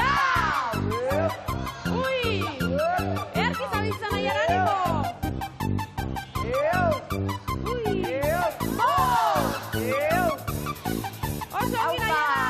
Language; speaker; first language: Basque; native; Basque